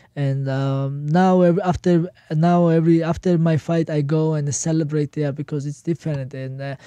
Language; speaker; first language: English; non-native, learner; Georgian